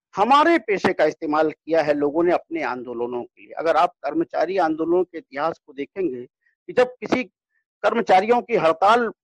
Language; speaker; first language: Hindi; native; Hindi